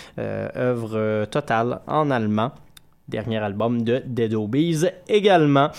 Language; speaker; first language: French; native; French